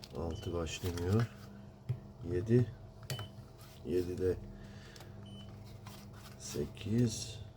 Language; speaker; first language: Turkish; non-native, learner; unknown